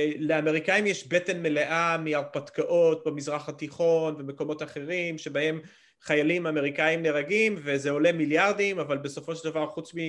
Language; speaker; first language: Hebrew; early bilingual, other home language; English